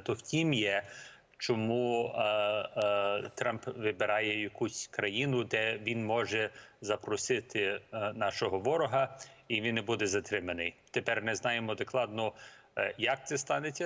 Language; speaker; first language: Ukrainian; early bilingual, heritage; Ukrainian